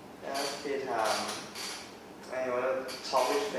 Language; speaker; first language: English; non-native, learner; Thai